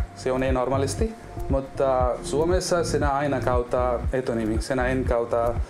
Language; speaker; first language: Finnish; non-native, learner; Urdu